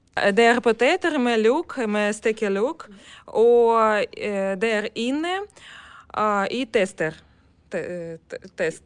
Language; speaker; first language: Norwegian; non-native, learner; Ukrainian